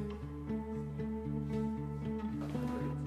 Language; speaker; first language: English; native; English